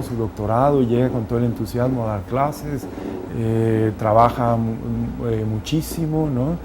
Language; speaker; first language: Spanish; native; Spanish